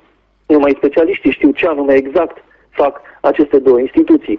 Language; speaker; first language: Romanian; native; Romanian